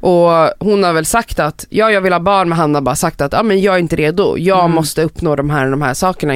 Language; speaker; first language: Swedish; native; Swedish